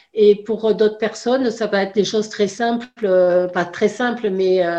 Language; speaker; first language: French; native; French